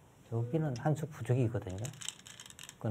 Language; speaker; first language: Korean; native; Korean